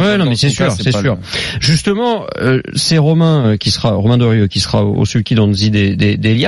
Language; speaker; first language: French; native; French